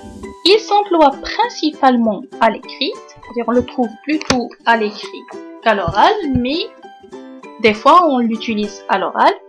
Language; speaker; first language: French; non-native, local second language; Arabic